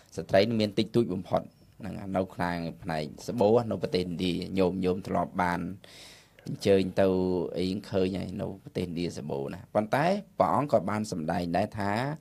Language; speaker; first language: Khmer; native; Khmer